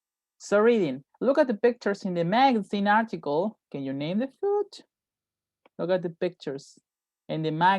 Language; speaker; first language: English; non-native, fluent; Spanish